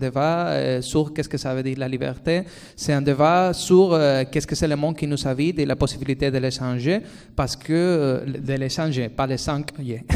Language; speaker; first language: French; non-native, fluent; Spanish